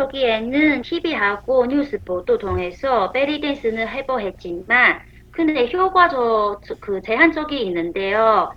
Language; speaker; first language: Korean; non-native, fluent; Chinese